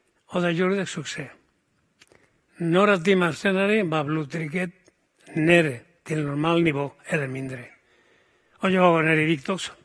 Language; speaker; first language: Swedish; non-native, fluent; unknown